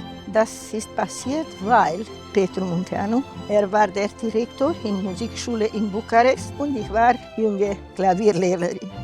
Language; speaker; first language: German; non-native, fluent; Romanian